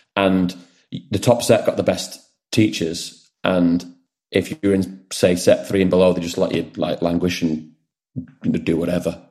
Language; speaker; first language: English; native; English